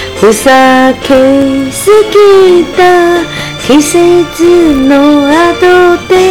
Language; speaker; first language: Japanese; non-native, fluent; Chinese